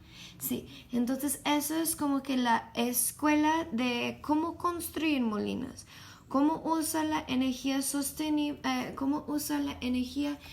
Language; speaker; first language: Spanish; non-native, learner; English